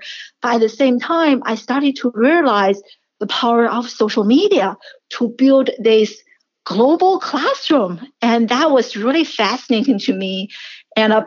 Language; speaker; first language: English; non-native, fluent; Chinese